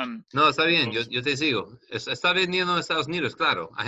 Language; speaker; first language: Spanish; non-native, learner; English